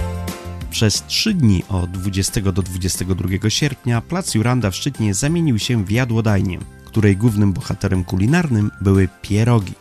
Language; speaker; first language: Polish; native; Polish